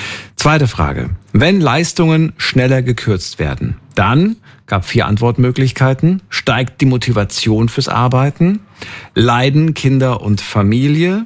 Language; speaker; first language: German; native; German